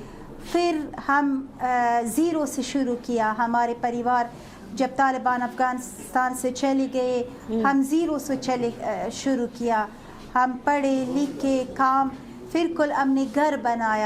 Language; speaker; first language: Hindi; non-native, fluent; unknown